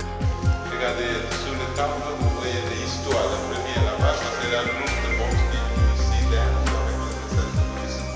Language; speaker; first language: French; non-native, fluent; Sinhala